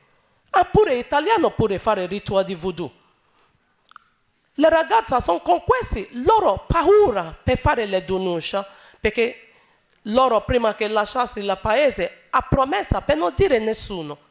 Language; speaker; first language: Italian; non-native, learner; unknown